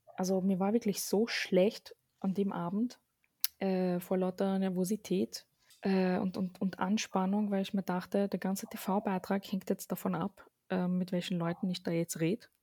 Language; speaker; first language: German; early bilingual, other home language; Arabic